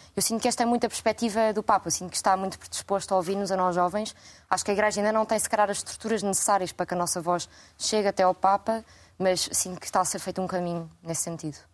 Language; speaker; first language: Portuguese; native; Portuguese